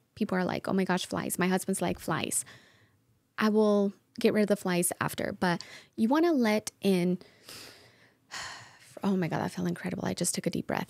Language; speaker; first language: English; early bilingual, other home language; Spanish